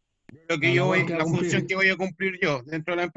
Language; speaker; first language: Spanish; native; Spanish